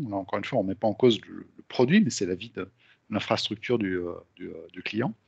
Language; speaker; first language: French; native; French